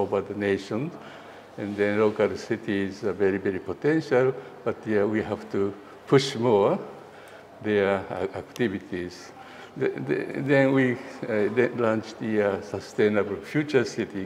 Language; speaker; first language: English; non-native, learner; Japanese